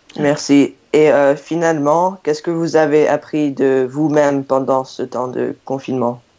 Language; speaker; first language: French; non-native, fluent; English